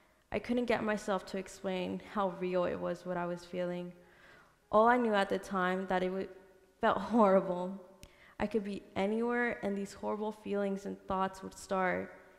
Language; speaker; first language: English; early bilingual, other home language; Spanish